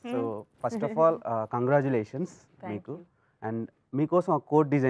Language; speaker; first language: Telugu; native; Telugu